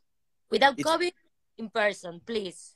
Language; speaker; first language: English; non-native, learner; Spanish